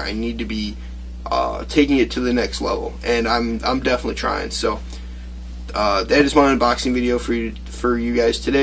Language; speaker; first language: English; native; English